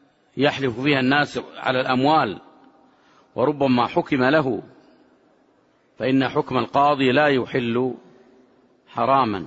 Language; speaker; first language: Arabic; native; Arabic